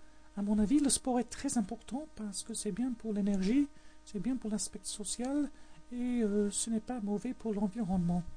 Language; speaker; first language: French; non-native, learner; English